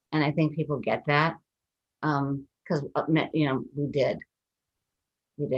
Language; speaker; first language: English; native; English